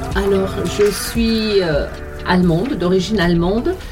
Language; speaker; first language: French; non-native, fluent; German